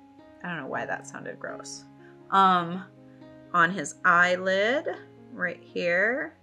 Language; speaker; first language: English; native; English